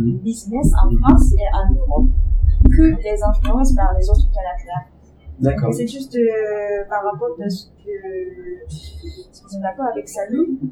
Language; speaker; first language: French; non-native, learner; Japanese